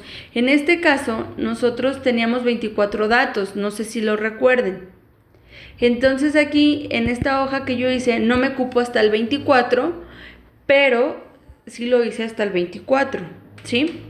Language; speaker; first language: Spanish; native; Spanish